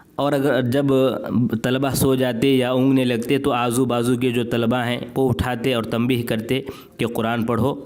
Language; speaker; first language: Urdu; native; Urdu